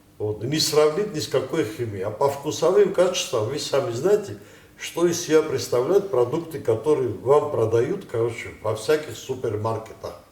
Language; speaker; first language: Russian; non-native, local second language; Ossetic